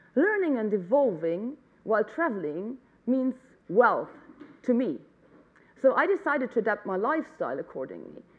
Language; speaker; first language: English; non-native, fluent; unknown